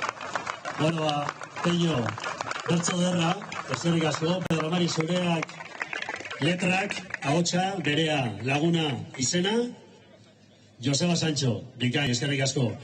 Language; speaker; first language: Basque; native; Basque